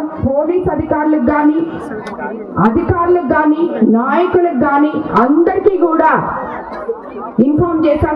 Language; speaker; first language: Telugu; native; Telugu